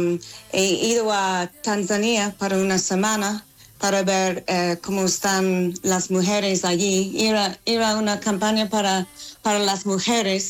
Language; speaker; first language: Spanish; non-native, learner; English